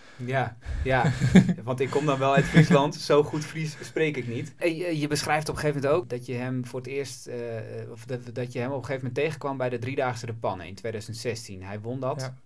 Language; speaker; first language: Dutch; native; Dutch